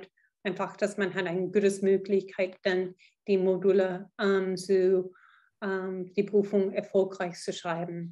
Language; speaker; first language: German; non-native, fluent; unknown